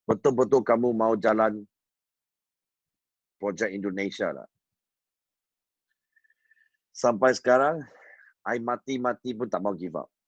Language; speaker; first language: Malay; non-native, local second language; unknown